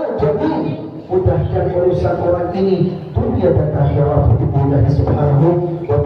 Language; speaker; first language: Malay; non-native, fluent; Arabic